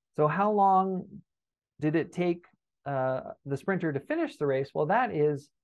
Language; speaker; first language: English; native; English